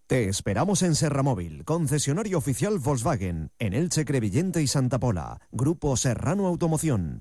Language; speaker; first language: Spanish; native; Spanish